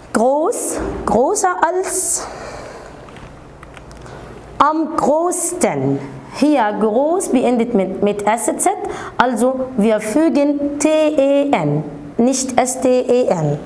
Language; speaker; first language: German; non-native, fluent; Arabic